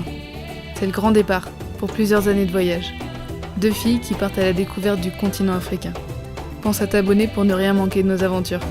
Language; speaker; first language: French; native; French